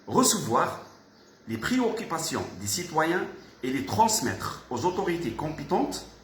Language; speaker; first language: French; non-native, local second language; Arabic